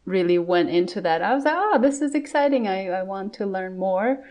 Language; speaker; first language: English; non-native, fluent; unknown